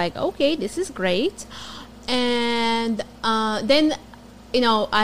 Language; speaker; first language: English; non-native, fluent; Portuguese